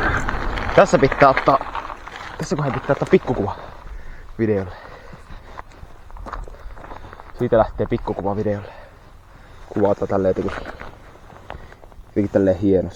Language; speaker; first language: Finnish; native; Finnish